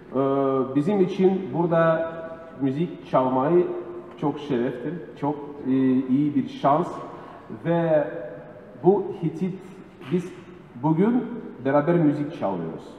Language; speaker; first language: Turkish; non-native, learner; Russian